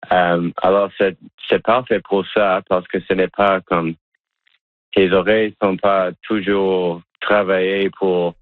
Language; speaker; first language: French; non-native, local second language; English